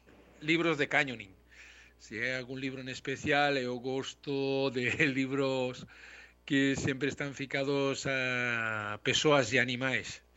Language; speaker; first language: Portuguese; non-native, learner; Spanish